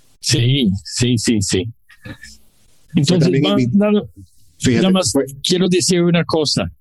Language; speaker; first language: Spanish; non-native, learner; English